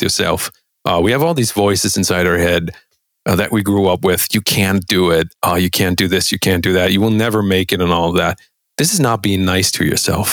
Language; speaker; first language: English; non-native, fluent; German